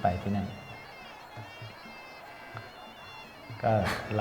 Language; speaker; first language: Thai; native; Thai